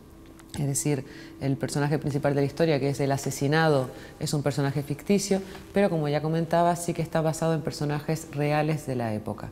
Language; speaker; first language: Spanish; native; Spanish